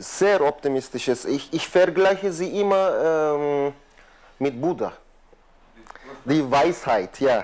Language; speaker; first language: German; non-native, fluent; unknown